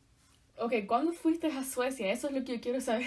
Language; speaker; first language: Spanish; early bilingual, heritage; Spanish